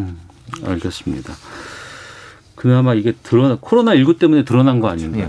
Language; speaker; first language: Korean; native; Korean